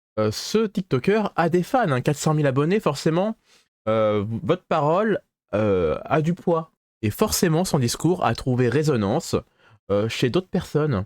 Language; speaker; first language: French; native; French